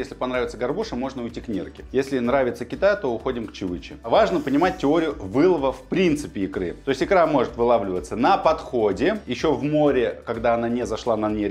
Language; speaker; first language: Russian; native; Russian